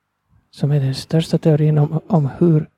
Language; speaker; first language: Swedish; non-native, fluent; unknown